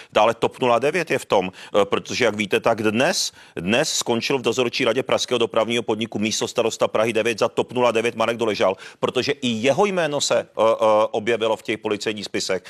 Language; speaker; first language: Czech; early bilingual, other home language; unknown